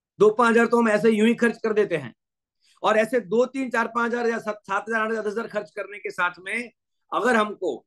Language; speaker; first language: Hindi; non-native, local second language; Gujarati